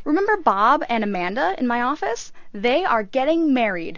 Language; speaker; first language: English; native; English